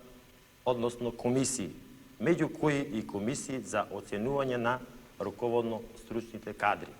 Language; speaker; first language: Macedonian; native; Macedonian